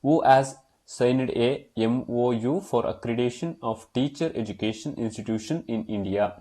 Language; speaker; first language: English; non-native, local second language; Kannada